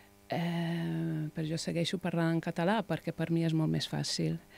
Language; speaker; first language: Catalan; non-native, fluent; Hungarian